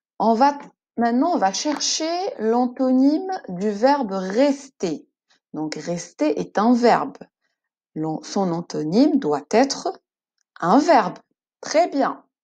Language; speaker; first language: French; non-native, local second language; Arabic